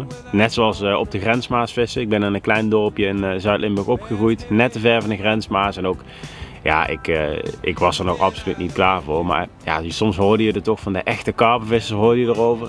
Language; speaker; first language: Dutch; native; Dutch